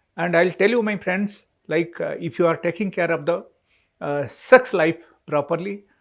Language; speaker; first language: English; non-native, local second language; Telugu